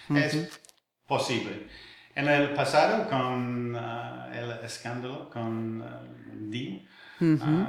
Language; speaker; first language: Spanish; non-native, fluent; English